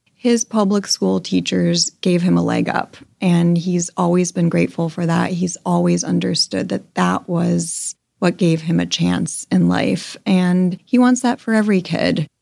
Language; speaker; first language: English; native; English